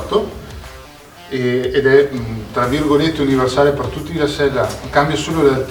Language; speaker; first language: Italian; native; Italian